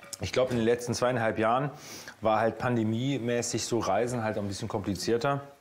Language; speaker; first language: German; native; German